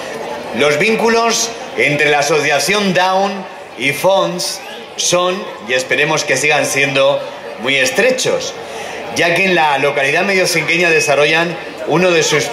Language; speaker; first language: Spanish; native; Spanish